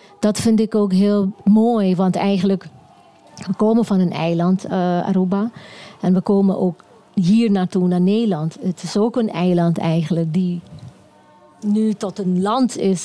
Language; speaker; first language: Dutch; non-native, local second language; Papiamento